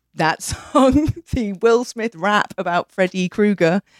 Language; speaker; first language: English; native; English